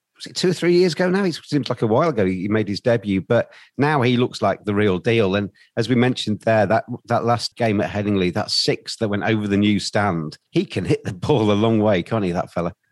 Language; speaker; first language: English; native; English